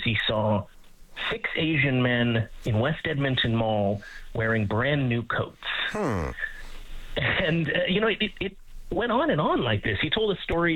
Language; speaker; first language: English; native; English